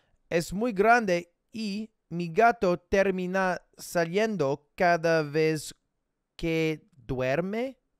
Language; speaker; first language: Spanish; non-native, learner; English